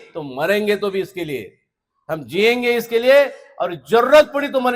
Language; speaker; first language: Hindi; non-native, local second language; Marathi